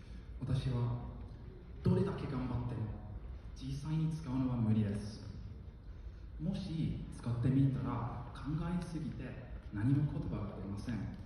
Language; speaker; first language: Japanese; non-native, fluent; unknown